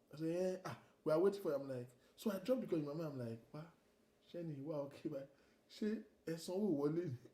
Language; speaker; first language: English; non-native, local second language; Yoruba